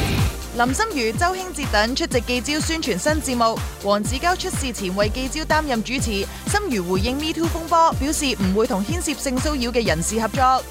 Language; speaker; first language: Chinese; native; Chinese